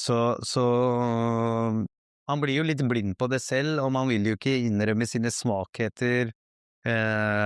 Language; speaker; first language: Norwegian; early bilingual, other home language; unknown